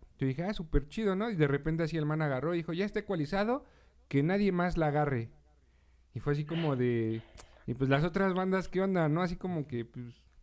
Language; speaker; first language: Spanish; native; Spanish